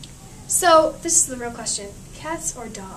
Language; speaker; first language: English; native; English